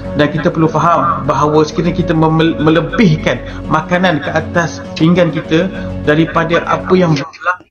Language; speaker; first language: Malay; native; Malay